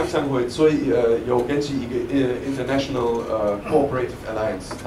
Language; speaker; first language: Chinese; non-native, fluent; German